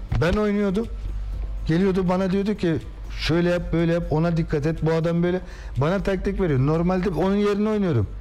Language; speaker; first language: Turkish; native; Turkish